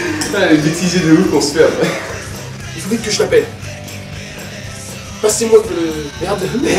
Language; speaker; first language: French; native; French